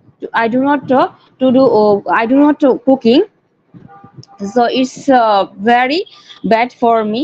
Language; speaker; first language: English; non-native, learner; Bangla